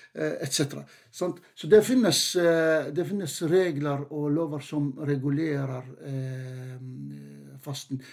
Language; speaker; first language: Norwegian; non-native, fluent; Arabic